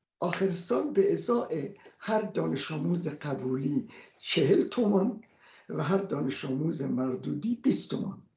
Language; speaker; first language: Persian; non-native, local second language; Kurdish